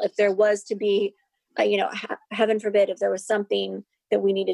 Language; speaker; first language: English; native; English